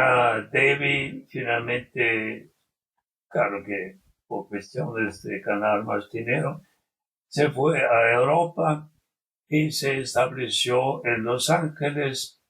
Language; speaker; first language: Spanish; non-native, fluent; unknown